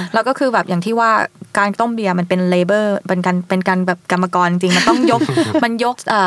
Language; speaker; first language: Thai; early bilingual, heritage; Thai